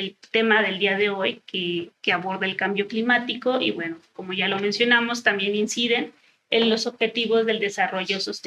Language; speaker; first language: Spanish; native; Spanish